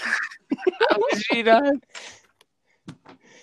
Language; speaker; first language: Japanese; native; Japanese